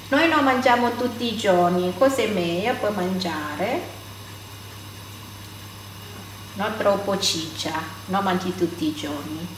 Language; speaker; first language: Italian; non-native, learner; Thai